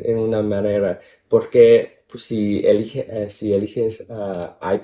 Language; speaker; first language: Spanish; non-native, fluent; Cantonese